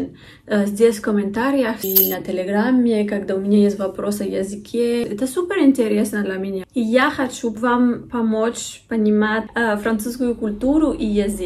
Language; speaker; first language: Russian; non-native, fluent; French